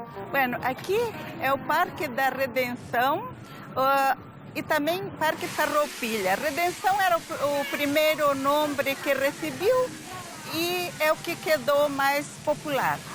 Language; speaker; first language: Portuguese; early bilingual, other home language; Galician